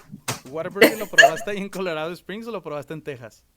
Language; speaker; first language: Spanish; native; Spanish